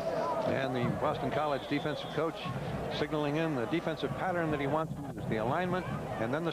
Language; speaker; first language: English; native; English